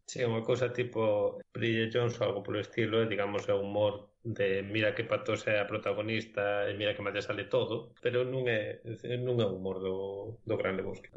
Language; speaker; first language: Galician; non-native, local second language; Spanish